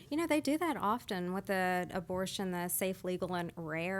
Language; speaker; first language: English; native; English